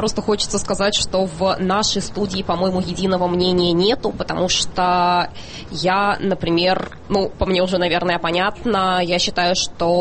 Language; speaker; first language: Russian; native; Russian